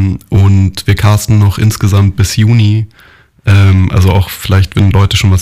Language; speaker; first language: German; native; German